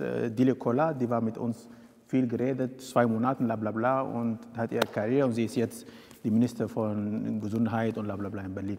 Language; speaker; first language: German; non-native, fluent; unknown